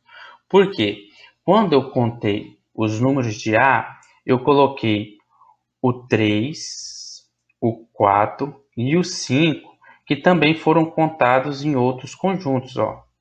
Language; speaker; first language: Portuguese; native; Portuguese